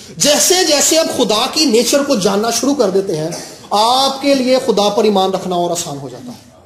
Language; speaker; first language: Urdu; non-native, local second language; Punjabi